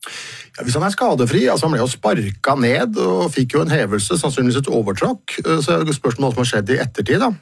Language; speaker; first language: Norwegian; native; Norwegian